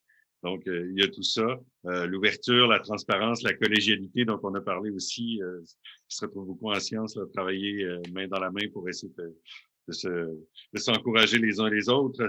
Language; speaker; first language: French; native; French